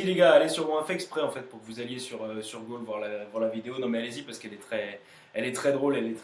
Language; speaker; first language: French; native; French